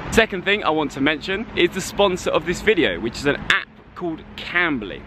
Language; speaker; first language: English; native; English